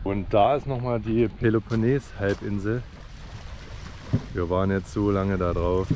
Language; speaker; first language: German; native; German